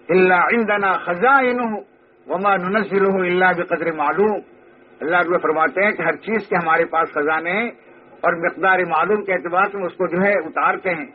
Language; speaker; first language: Urdu; native; Urdu